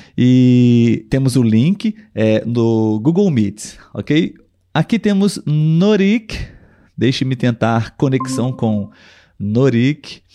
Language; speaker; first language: Portuguese; native; Portuguese